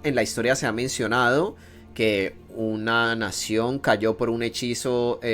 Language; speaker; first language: Spanish; native; Spanish